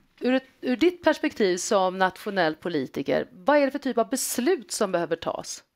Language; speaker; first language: Swedish; native; Swedish